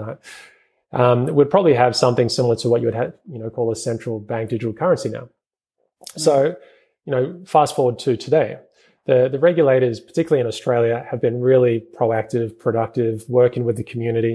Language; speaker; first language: English; native; English